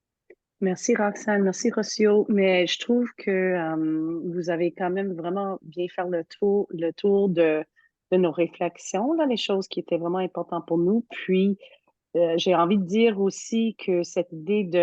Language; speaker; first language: French; native; French